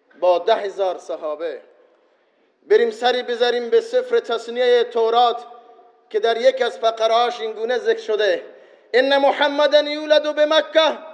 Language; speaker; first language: Persian; non-native, local second language; Baluchi